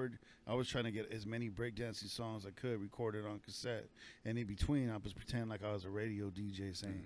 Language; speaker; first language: English; native; English